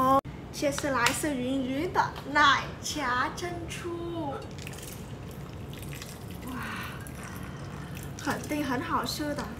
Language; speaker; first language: Chinese; non-native, fluent; Vietnamese